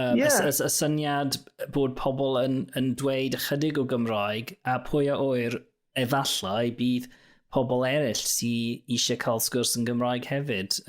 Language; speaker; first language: Welsh; non-native, local second language; English